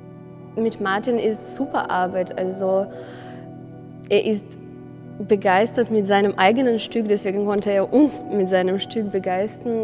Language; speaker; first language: German; non-native, fluent; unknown